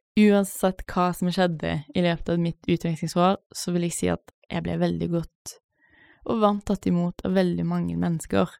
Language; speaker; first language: Norwegian; native; Norwegian